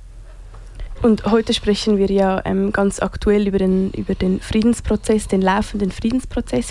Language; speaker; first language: German; native; German